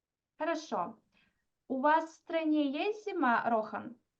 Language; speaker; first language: Russian; non-native, fluent; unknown